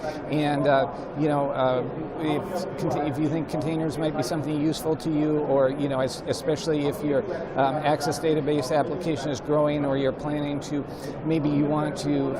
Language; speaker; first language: English; native; English